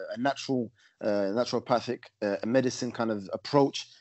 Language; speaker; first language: English; native; English